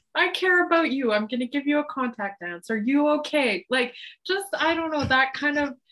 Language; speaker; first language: English; native; English